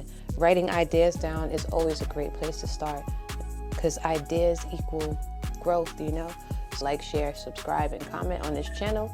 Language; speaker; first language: English; native; English